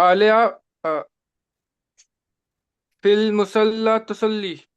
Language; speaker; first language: Arabic; non-native, learner; Urdu